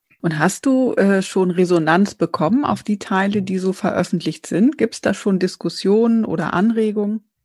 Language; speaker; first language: German; native; German